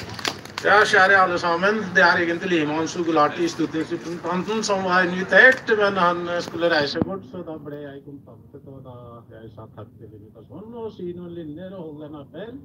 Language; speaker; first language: Norwegian; non-native, fluent; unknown